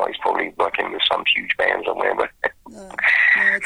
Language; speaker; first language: English; native; English